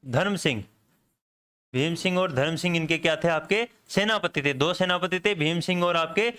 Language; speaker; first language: Hindi; native; Hindi